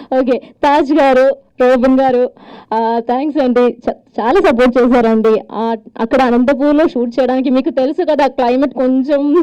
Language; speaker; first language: Telugu; non-native, learner; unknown